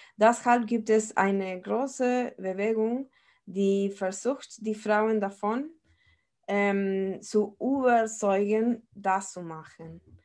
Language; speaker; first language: German; non-native, fluent; Spanish